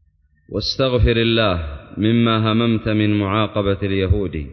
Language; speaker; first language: Arabic; native; Arabic